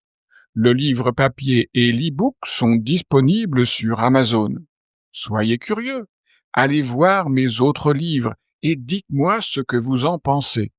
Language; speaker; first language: French; native; French